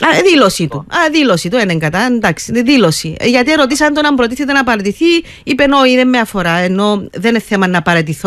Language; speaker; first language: Greek; native; Greek